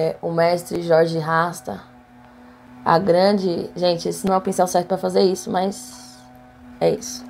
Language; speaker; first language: Portuguese; native; Portuguese